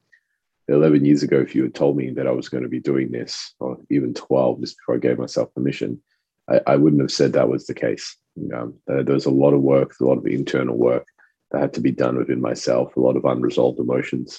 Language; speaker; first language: English; non-native, local second language; French